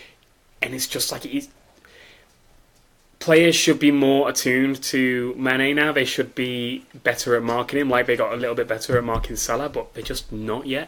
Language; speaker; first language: English; native; English